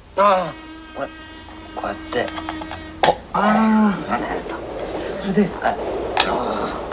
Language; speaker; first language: Japanese; native; Japanese